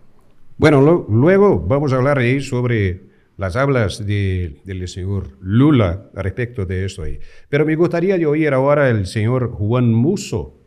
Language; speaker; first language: Spanish; non-native, fluent; Portuguese